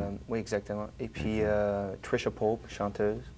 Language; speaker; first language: French; non-native, local second language; English